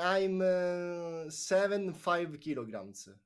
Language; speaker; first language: English; non-native, learner; Italian